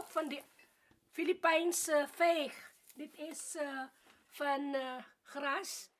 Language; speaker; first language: Dutch; non-native, learner; Filipino